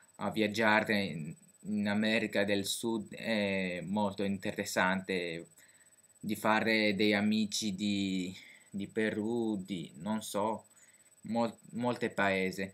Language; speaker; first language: Italian; non-native, fluent; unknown